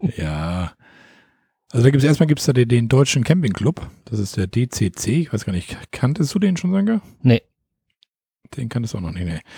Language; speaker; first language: German; native; German